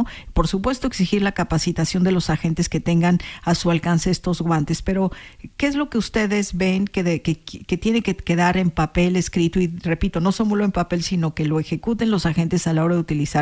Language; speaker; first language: Spanish; native; Spanish